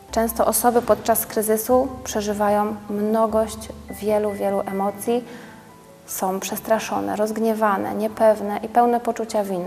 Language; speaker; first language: Polish; native; Polish